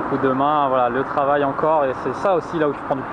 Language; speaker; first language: French; native; French